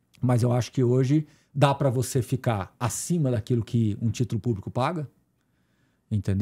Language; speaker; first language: Portuguese; native; Portuguese